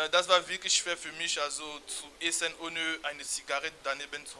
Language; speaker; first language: German; non-native, learner; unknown